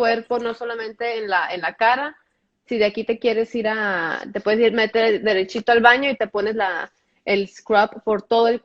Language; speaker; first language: Spanish; early bilingual, heritage; Spanish